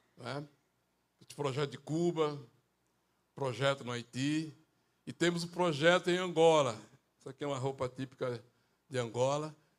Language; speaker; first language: Portuguese; native; Portuguese